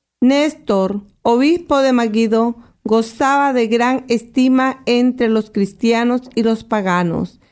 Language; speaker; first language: Spanish; native; Spanish